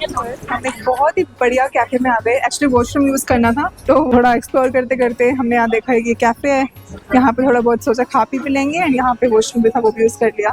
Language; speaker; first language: Hindi; native; Hindi